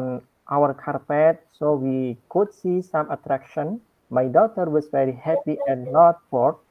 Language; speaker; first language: English; non-native, learner; Indonesian